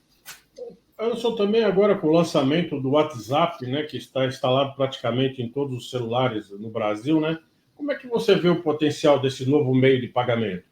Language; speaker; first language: Portuguese; native; Portuguese